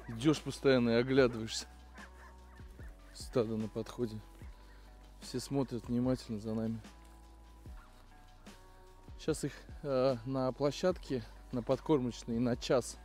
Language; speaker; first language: Russian; native; Russian